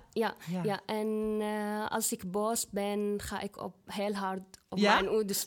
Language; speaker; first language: Dutch; non-native, fluent; Arabic